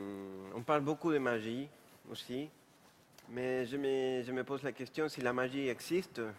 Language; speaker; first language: French; non-native, fluent; Spanish